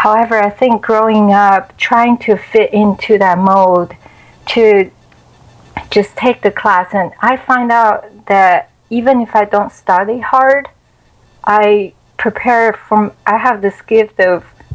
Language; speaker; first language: English; non-native, fluent; Chinese